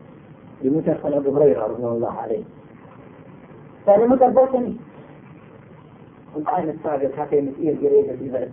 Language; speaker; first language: German; non-native, fluent; Arabic